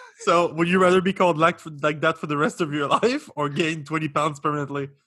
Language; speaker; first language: English; non-native, local second language; French